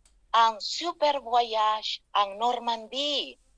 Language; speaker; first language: French; non-native, fluent; Spanish